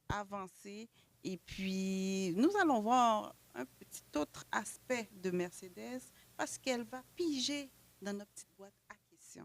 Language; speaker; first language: French; native; French